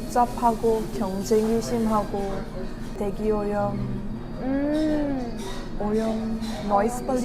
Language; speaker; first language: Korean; non-native, fluent; Hindi